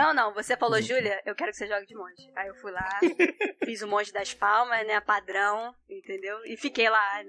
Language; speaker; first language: Portuguese; native; Portuguese